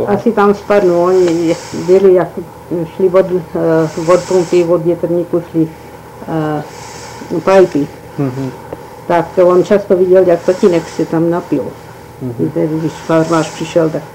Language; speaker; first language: Czech; early bilingual, heritage; Czech